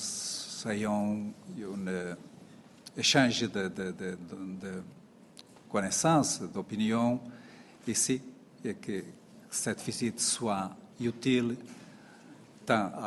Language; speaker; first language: French; non-native, fluent; Portuguese